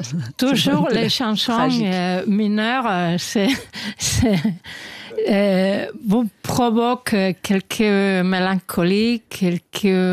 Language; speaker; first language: French; non-native, learner; Spanish